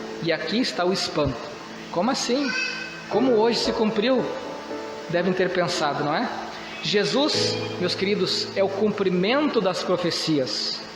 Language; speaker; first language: Portuguese; native; Portuguese